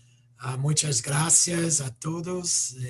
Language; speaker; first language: Spanish; non-native, fluent; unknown